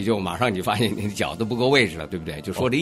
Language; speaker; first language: Chinese; native; Chinese